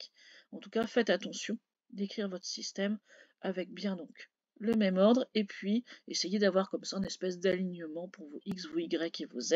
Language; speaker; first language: French; native; French